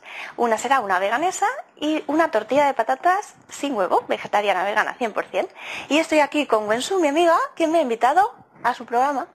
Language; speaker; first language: Spanish; native; Spanish